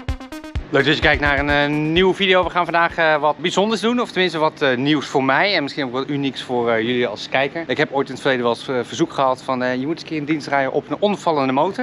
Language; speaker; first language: Dutch; native; Dutch